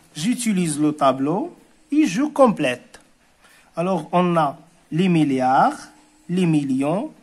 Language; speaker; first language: French; non-native, local second language; Arabic